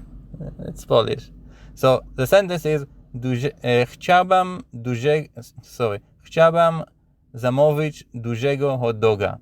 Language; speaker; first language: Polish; non-native, learner; English